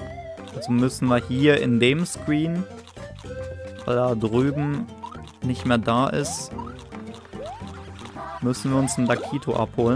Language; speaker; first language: German; native; German